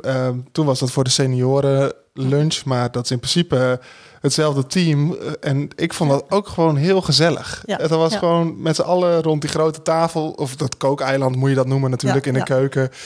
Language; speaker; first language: Dutch; native; Dutch